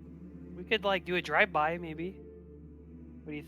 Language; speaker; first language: English; native; English